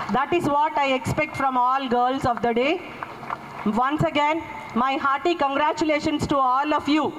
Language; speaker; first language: English; non-native, local second language; Telugu